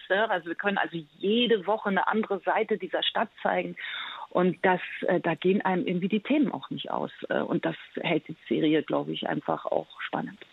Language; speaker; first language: German; early bilingual, other home language; Persian